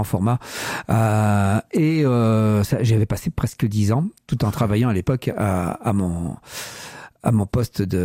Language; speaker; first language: French; native; French